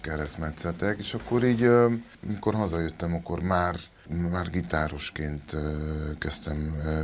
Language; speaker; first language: Hungarian; non-native, local second language; Spanish